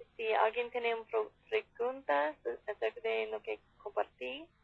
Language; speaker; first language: Spanish; non-native, fluent; English